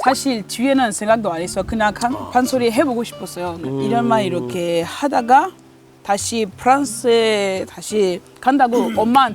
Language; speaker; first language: Korean; non-native, fluent; French